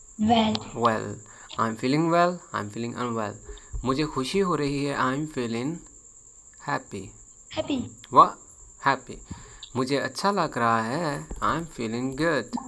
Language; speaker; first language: Urdu; native; Urdu